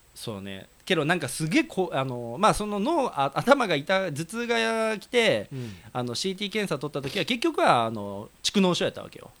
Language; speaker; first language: Japanese; native; Japanese